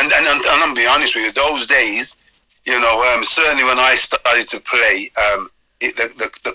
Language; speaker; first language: English; native; English